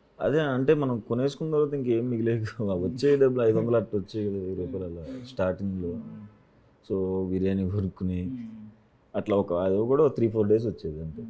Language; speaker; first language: Telugu; native; Telugu